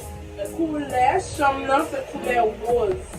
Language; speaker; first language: French; non-native, learner; Haitian Creole